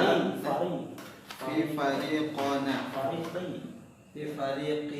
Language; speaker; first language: Arabic; non-native, learner; Indonesian